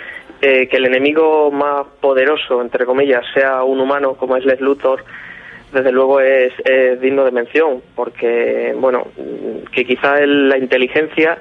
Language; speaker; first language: Spanish; native; Spanish